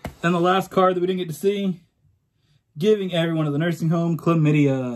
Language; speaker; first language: English; native; English